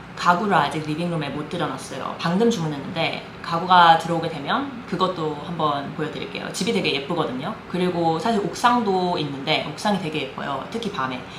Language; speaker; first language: Korean; native; Korean